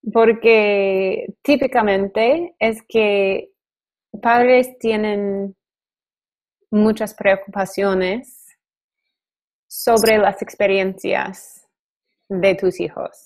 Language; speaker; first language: Spanish; non-native, learner; English